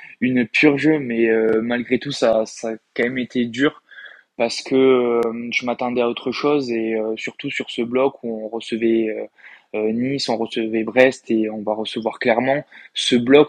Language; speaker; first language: French; native; French